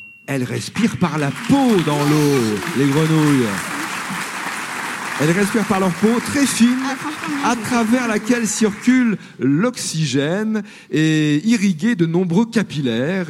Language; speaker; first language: French; native; French